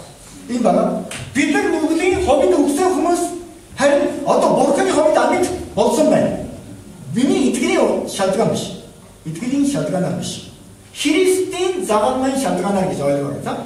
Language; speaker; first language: Mongolian; non-native, fluent; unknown